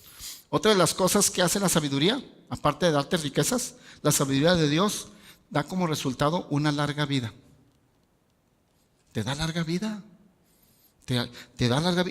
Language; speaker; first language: Spanish; native; Spanish